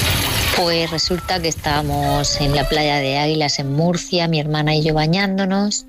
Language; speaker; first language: Spanish; native; Spanish